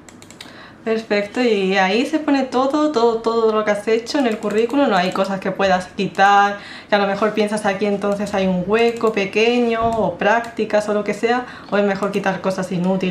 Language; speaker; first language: Spanish; native; Spanish